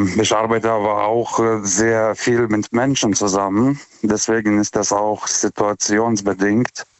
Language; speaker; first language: German; non-native, fluent; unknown